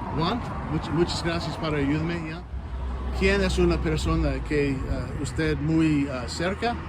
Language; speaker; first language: Spanish; non-native, learner; English